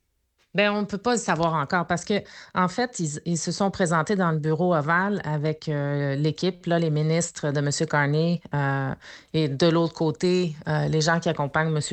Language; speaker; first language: French; native; French